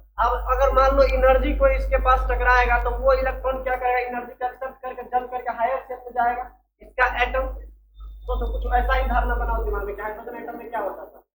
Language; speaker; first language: Hindi; native; Hindi